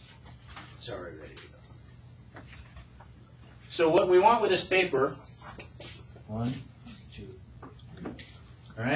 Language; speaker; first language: English; native; English